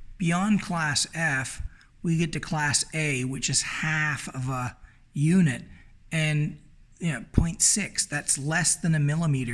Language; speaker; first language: English; native; English